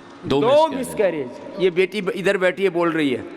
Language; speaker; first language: Hindi; native; Hindi